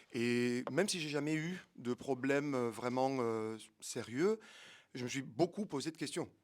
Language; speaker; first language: French; native; French